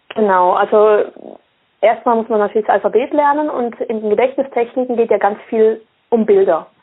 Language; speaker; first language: German; early bilingual, other home language; Swiss German